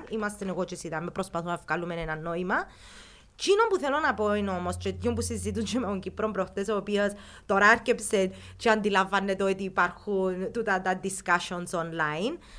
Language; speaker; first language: Greek; early bilingual, heritage; Greek